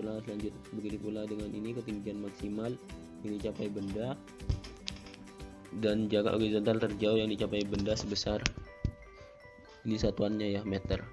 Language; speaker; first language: Indonesian; native; Indonesian